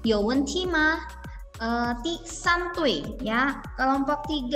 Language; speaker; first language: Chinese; non-native, fluent; Indonesian